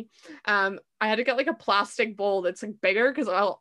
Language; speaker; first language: English; native; English